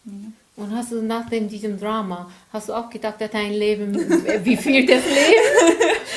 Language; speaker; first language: German; non-native, learner; Korean